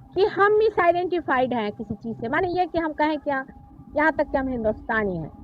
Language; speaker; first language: Hindi; non-native, local second language; Marathi